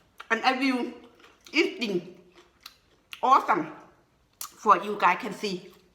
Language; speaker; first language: English; non-native, learner; Northeastern Thai